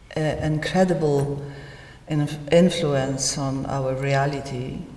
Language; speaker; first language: English; non-native, learner; Polish